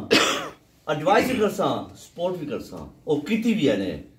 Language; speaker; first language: Urdu; non-native, local second language; Punjabi